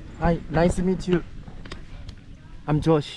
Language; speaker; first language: English; non-native, learner; Korean